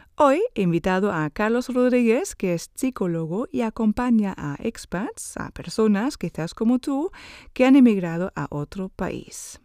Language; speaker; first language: Spanish; non-native, fluent; German